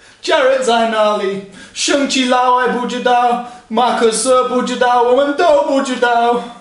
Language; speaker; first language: Chinese; non-native, learner; English